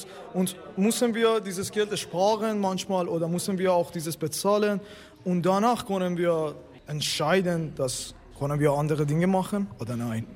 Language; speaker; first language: German; non-native, learner; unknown